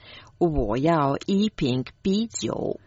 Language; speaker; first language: Chinese; non-native, fluent; Croatian